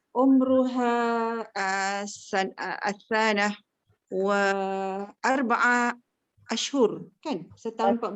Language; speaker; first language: Arabic; non-native, learner; Malay